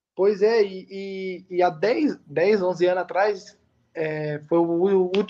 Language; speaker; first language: Portuguese; native; Portuguese